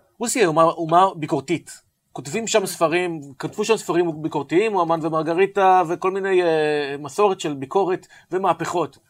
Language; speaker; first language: Hebrew; native; Hebrew